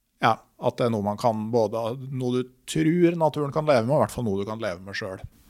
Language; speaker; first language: Norwegian; native; Norwegian